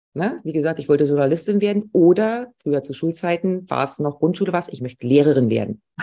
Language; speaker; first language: German; native; German